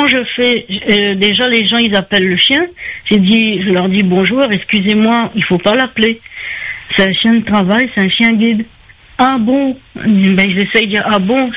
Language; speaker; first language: French; native; French